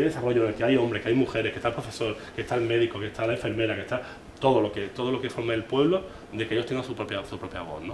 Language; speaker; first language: Spanish; native; Spanish